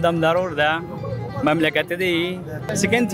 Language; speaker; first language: Turkish; non-native, learner; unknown